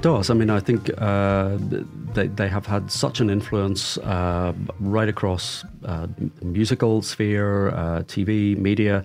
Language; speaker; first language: English; native; English